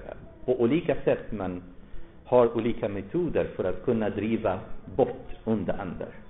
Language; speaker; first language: Swedish; non-native, fluent; Arabic